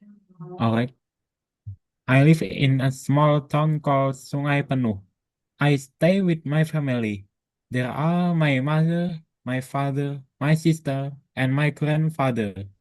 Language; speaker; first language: English; non-native, learner; Indonesian